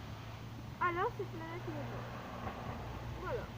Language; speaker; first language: French; native; French